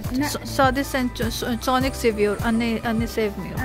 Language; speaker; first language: Turkish; non-native, learner; Urdu